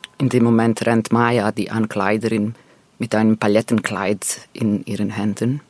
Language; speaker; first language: German; non-native, fluent; Serbian